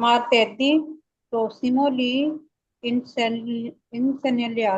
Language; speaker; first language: Italian; non-native, learner; Punjabi